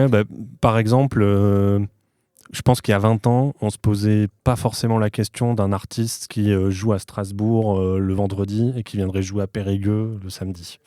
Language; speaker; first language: French; native; French